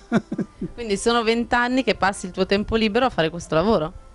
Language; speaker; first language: Italian; native; Italian